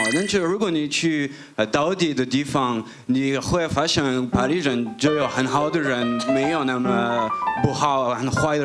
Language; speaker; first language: Chinese; non-native, fluent; French